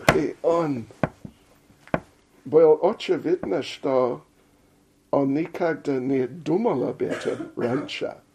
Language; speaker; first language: Russian; non-native, learner; English